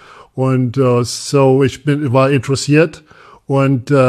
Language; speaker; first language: German; non-native, fluent; English